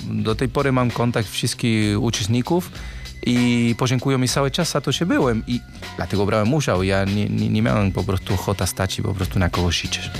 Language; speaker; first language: Polish; non-native, learner; Spanish